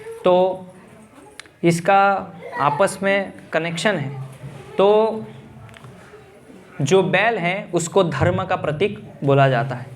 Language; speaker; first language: Hindi; native; Hindi